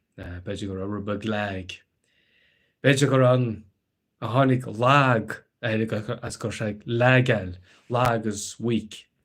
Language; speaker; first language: Irish; native; Irish